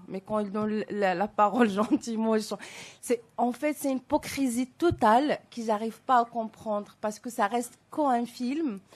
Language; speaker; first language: French; non-native, local second language; Arabic